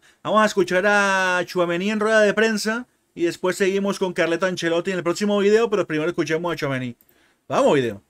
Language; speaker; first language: Spanish; native; Spanish